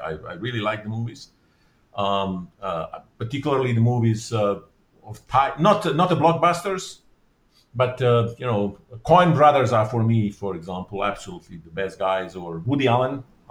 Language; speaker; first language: English; non-native, fluent; Bosnian